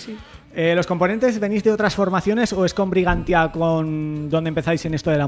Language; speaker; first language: Spanish; native; Spanish